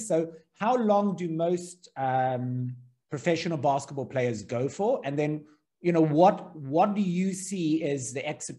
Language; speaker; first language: English; native; English